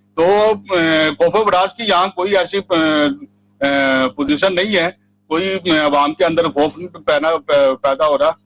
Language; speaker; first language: Urdu; non-native, local second language; Punjabi